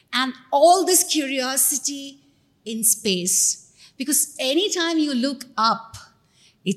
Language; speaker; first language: English; non-native, local second language; Tamil